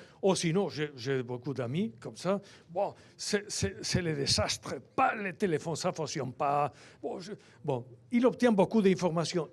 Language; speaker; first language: French; non-native, fluent; Spanish